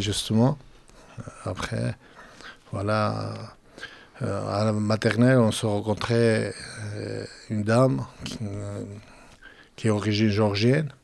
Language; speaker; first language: French; non-native, fluent; Georgian